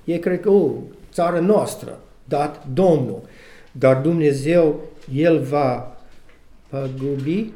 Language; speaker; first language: Romanian; non-native, learner; English